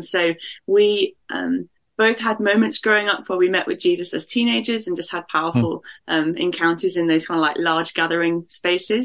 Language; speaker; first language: English; native; English